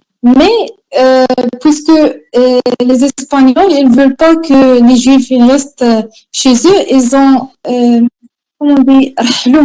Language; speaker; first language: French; non-native, learner; Arabic